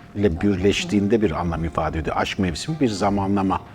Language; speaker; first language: Turkish; native; Turkish